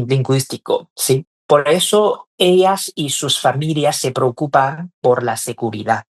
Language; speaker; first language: Spanish; non-native, fluent; Chinese